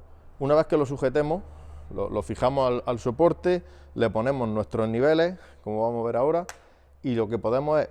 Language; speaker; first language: Spanish; native; Spanish